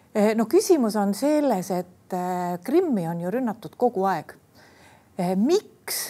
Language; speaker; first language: Estonian; native; Estonian